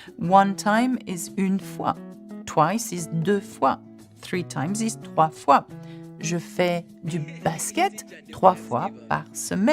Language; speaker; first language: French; non-native, fluent; English